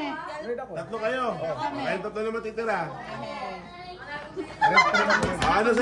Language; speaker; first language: Filipino; native; Filipino